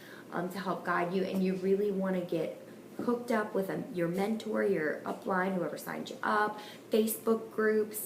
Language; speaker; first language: English; native; English